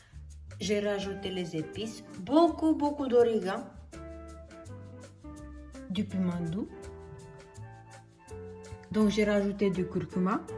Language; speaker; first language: French; non-native, fluent; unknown